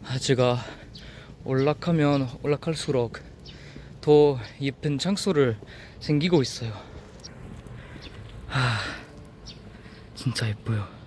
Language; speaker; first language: Korean; non-native, learner; French